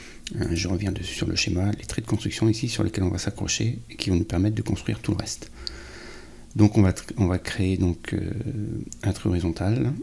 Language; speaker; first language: French; native; French